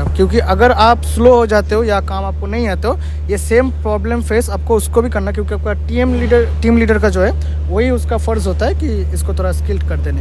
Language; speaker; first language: Hindi; non-native, local second language; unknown